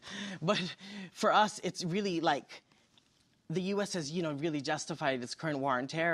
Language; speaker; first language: English; native; English